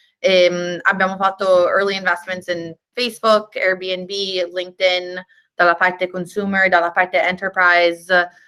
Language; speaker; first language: Italian; native; Italian